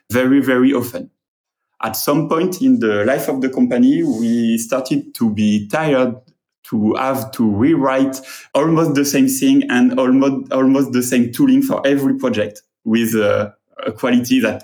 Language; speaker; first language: English; non-native, fluent; French